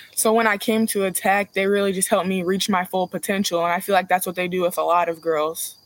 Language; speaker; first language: English; native; English